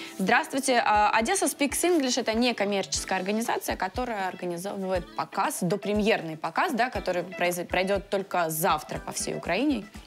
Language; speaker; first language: Russian; native; Russian